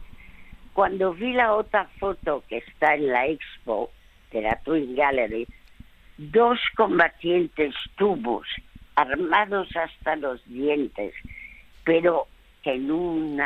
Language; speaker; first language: Spanish; early bilingual, other home language; French